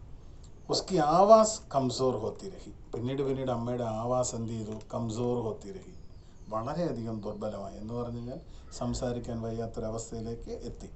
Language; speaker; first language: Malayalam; native; Malayalam